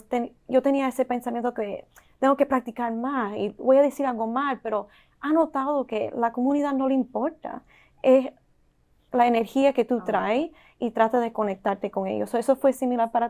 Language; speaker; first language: Spanish; early bilingual, heritage; Spanish